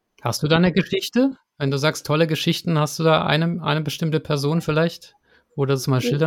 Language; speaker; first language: German; native; German